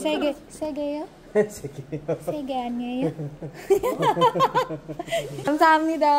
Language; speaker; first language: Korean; non-native, learner; Filipino